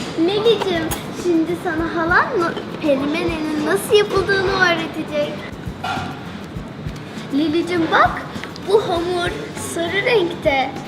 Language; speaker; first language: Turkish; non-native, learner; English